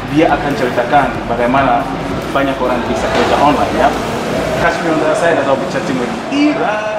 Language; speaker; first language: Indonesian; non-native, fluent; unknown